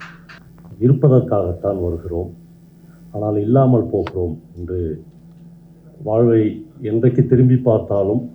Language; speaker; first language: Tamil; native; Tamil